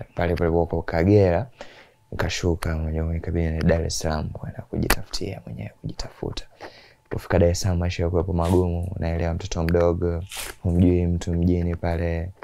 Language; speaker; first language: Swahili; native; Swahili